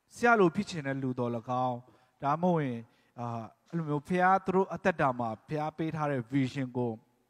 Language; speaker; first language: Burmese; non-native, local second language; Tedim Chin